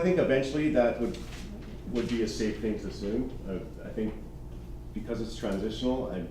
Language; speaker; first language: English; native; English